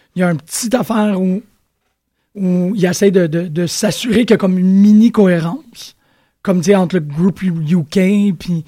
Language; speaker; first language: French; native; French